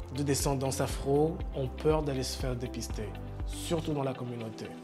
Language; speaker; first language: French; non-native, local second language; Rundi